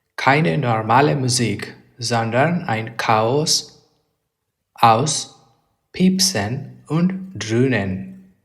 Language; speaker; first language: German; non-native, learner; English